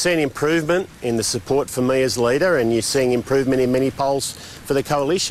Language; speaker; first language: English; native; English